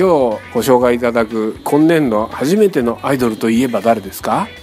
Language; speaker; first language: Japanese; native; Japanese